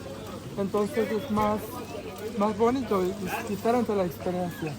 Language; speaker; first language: Spanish; non-native, learner; Turkish